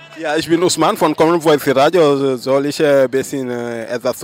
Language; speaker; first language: German; non-native, learner; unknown